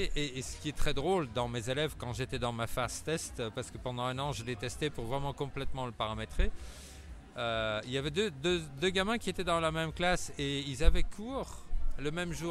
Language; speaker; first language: French; native; French